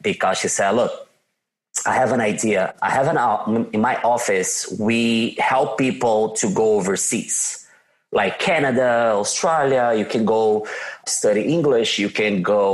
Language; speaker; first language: English; non-native, fluent; Portuguese